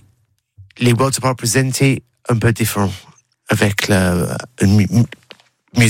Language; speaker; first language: French; non-native, learner; English